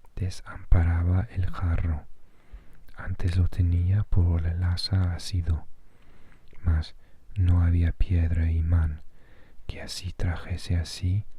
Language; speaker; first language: Spanish; non-native, fluent; English